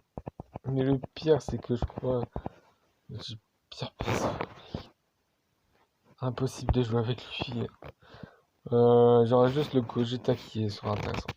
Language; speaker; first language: French; native; French